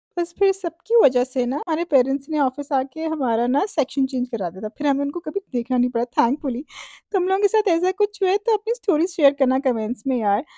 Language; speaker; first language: Hindi; native; Hindi